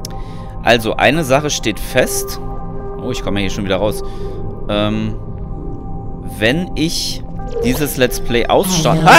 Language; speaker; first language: German; native; German